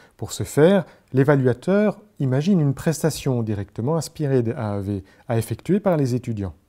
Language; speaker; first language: French; native; French